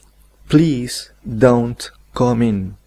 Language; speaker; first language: English; non-native, fluent; Spanish